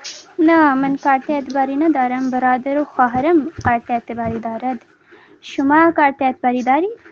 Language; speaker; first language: Persian; non-native, learner; Urdu